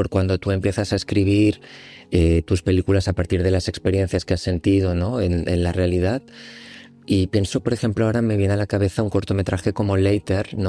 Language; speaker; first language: Spanish; native; Spanish